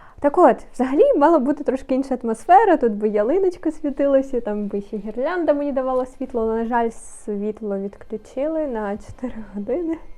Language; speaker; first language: Ukrainian; non-native, local second language; Russian